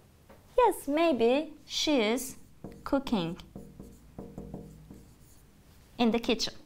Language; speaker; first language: English; non-native, fluent; Turkish